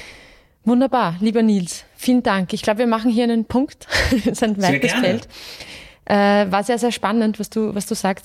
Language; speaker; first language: German; native; German